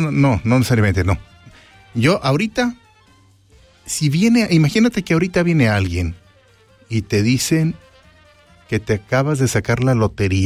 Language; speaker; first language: Spanish; native; Spanish